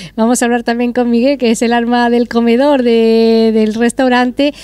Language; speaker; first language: Spanish; native; Spanish